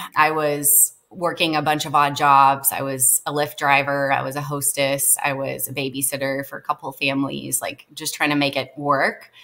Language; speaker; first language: English; native; English